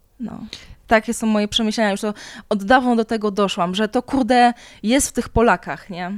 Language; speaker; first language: Polish; native; Polish